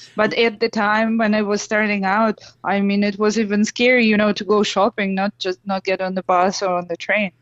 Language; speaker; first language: English; non-native, fluent; Russian